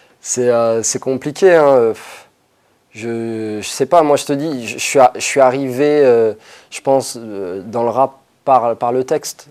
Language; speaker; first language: French; native; French